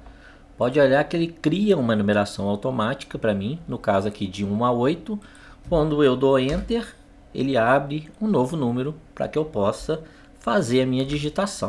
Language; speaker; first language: Portuguese; native; Portuguese